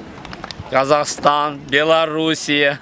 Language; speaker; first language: Russian; native; Russian